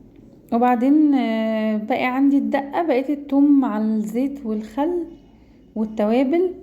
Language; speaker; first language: Arabic; native; Arabic